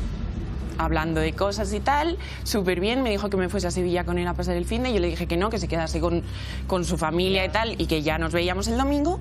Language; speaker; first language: Spanish; native; Spanish